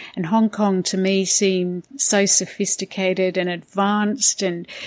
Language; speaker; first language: English; native; English